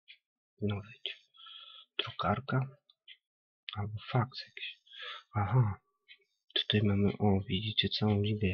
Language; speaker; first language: Polish; native; Polish